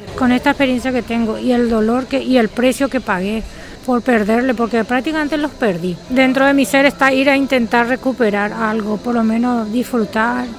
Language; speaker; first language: Spanish; native; Spanish